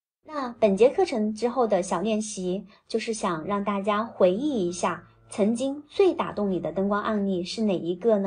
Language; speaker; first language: Chinese; native; Chinese